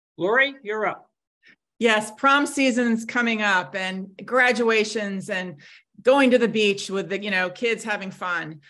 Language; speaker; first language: English; native; English